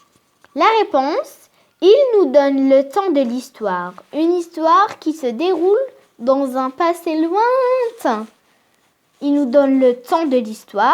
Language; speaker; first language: French; non-native, local second language; Arabic